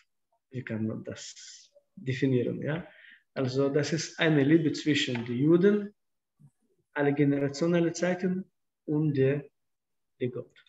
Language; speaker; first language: German; non-native, fluent; Russian